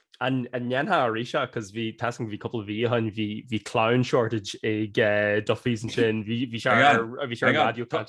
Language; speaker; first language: Irish; non-native, local second language; English